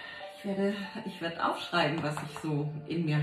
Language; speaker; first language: German; native; German